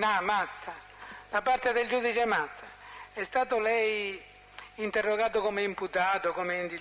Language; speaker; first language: Italian; native; Italian